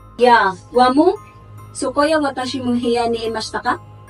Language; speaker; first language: Japanese; non-native, learner; Filipino